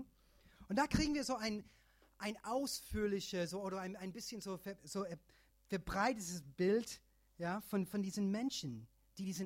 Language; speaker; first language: German; non-native, fluent; English